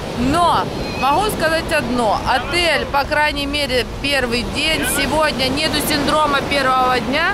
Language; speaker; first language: Russian; native; Russian